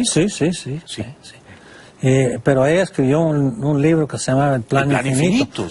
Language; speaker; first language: Spanish; non-native, fluent; English